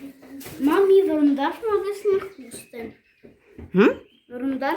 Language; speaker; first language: German; early bilingual, other home language; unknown